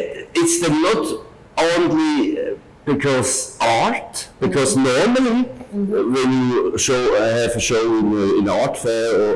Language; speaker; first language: English; non-native, learner; German